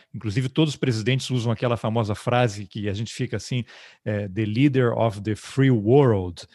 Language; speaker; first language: Portuguese; native; Portuguese